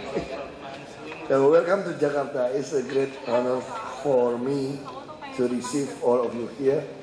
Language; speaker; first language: English; non-native, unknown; Indonesian